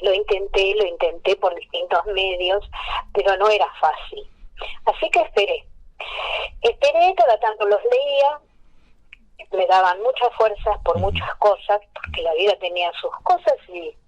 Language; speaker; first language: Spanish; native; Spanish